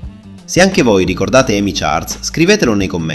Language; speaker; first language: Italian; native; Italian